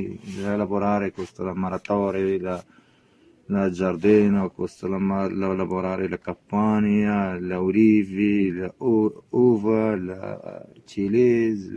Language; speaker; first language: Italian; non-native, learner; Arabic